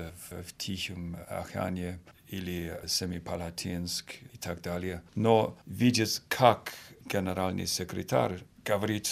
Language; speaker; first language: Russian; non-native, fluent; Finnish